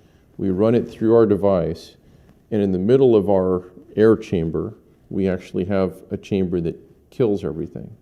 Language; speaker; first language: English; native; English